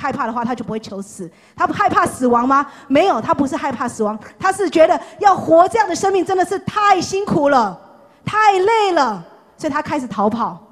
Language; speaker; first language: Chinese; non-native, fluent; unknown